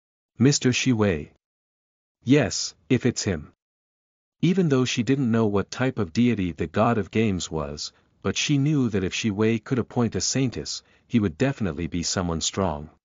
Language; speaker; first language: English; native; English